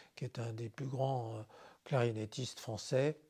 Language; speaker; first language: French; native; French